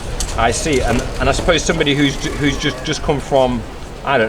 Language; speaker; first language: English; native; English